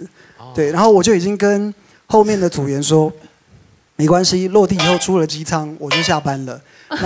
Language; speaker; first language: Chinese; native; Chinese